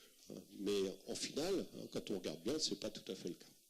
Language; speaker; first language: French; native; French